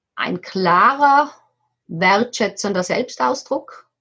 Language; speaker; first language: German; native; German